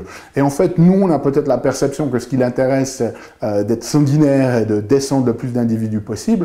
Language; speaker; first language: French; native; French